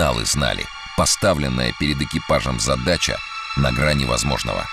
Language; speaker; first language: Russian; native; Russian